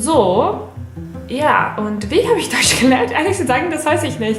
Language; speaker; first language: German; non-native, fluent; Serbian